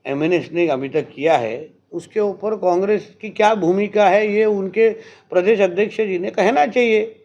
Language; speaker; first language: Hindi; non-native, local second language; Marathi